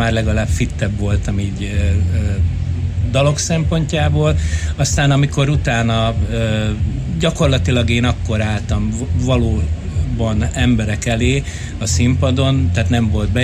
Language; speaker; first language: Hungarian; native; Hungarian